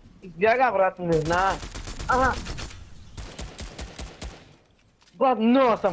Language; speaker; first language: Bulgarian; native; Bulgarian